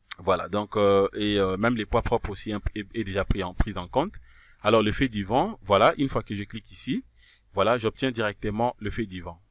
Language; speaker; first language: French; non-native, local second language; Kongo